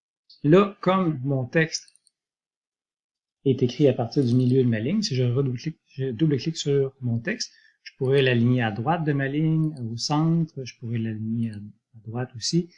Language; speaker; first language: French; native; French